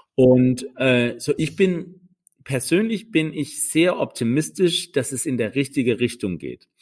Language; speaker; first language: German; non-native, fluent; Danish